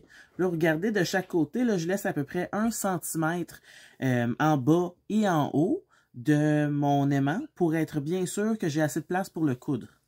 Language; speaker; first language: French; native; French